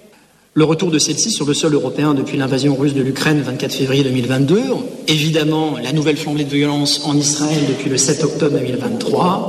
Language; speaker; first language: French; native; French